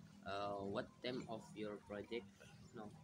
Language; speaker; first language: English; non-native, learner; Indonesian